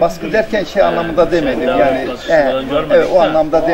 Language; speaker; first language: Turkish; native; Turkish